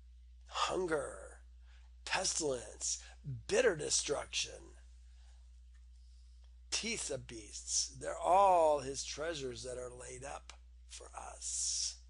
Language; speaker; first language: English; native; English